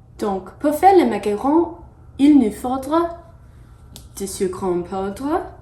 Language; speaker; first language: French; non-native, learner; English